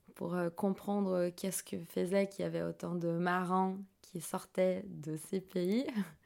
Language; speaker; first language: French; non-native, fluent; Portuguese